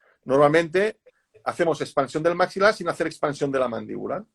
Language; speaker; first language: Spanish; native; Spanish